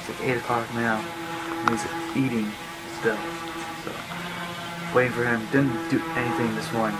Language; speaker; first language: English; native; English